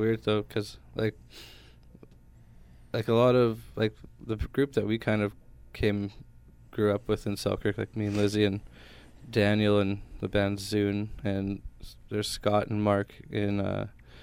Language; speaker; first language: English; native; English